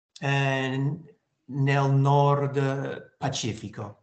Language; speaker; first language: Italian; non-native, learner; English